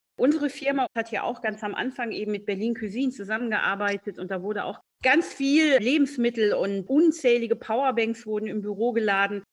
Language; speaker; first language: German; native; German